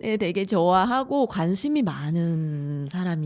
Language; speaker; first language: Korean; non-native, fluent; Vietnamese